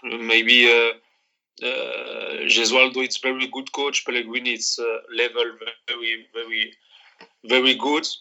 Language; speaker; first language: English; non-native, learner; Arabic